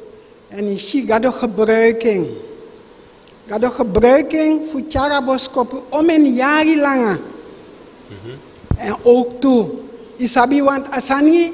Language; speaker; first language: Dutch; non-native, local second language; Sranan Tongo